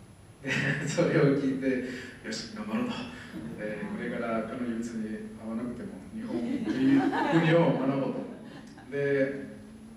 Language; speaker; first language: Japanese; non-native, fluent; Spanish